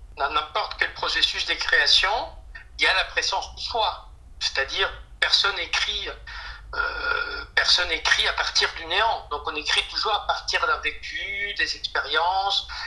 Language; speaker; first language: French; non-native, fluent; Spanish